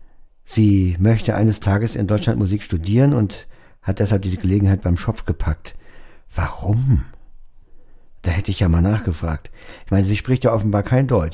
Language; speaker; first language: German; native; German